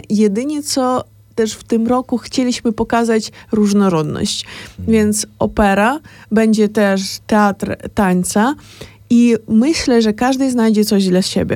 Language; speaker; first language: Polish; non-native, fluent; Ukrainian